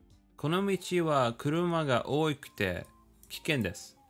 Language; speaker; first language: Japanese; non-native, learner; English